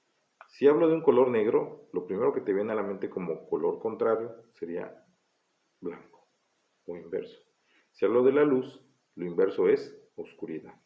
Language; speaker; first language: Spanish; native; Spanish